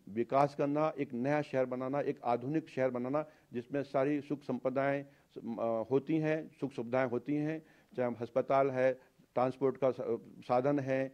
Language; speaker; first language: Hindi; native; Hindi